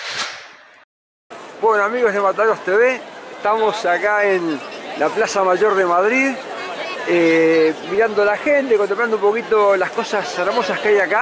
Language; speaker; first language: Spanish; native; Spanish